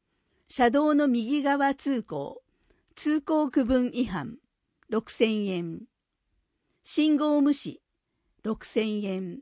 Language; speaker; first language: Japanese; native; Japanese